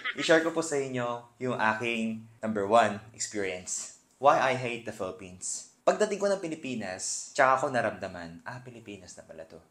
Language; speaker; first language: Filipino; non-native, fluent; Korean